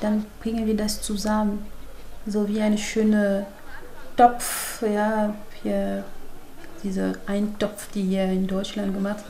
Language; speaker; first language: German; non-native, fluent; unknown